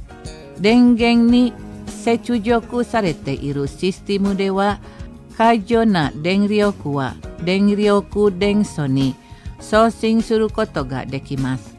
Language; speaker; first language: Japanese; non-native, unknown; Indonesian